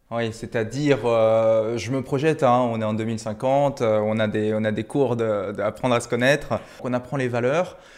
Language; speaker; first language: French; early bilingual, other home language; Korean